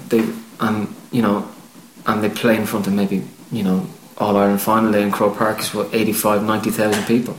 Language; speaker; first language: English; native; English